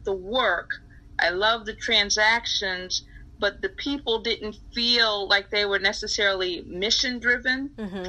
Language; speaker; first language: English; native; English